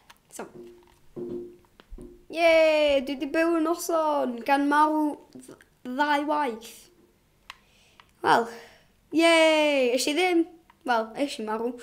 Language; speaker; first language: Welsh; non-native, local second language; English